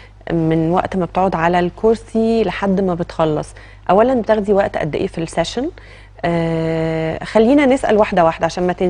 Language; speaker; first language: Arabic; native; Arabic